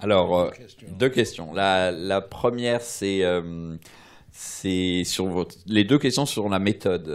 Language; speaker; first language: French; native; French